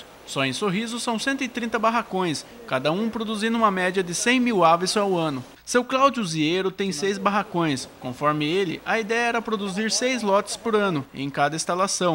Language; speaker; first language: Portuguese; native; Portuguese